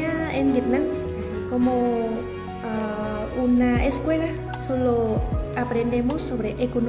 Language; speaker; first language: Spanish; non-native, learner; Vietnamese